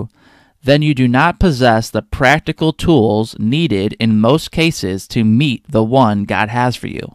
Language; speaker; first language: English; native; English